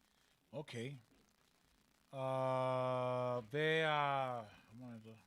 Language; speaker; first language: Spanish; early bilingual, heritage; Spanish